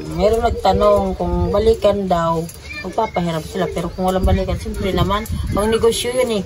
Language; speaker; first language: Filipino; non-native, local second language; Waray